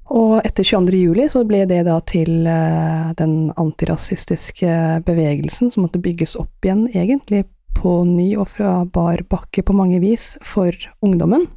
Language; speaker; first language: Norwegian; early bilingual, other home language; Persian